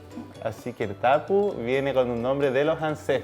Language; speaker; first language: Spanish; native; Spanish